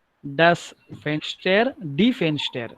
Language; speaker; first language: German; non-native, fluent; Marathi